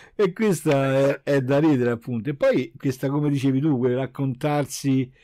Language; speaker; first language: Italian; native; Italian